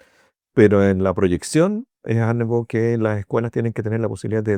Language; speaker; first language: Spanish; native; Spanish